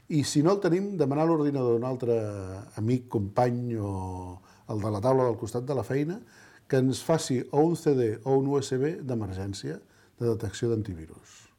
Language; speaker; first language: Catalan; native; Catalan